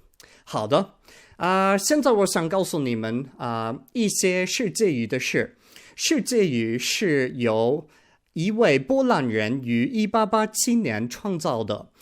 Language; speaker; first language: Chinese; non-native, learner; English